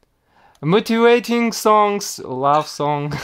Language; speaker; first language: English; non-native, learner; Russian